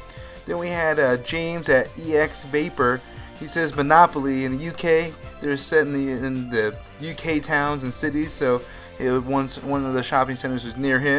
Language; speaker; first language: English; native; English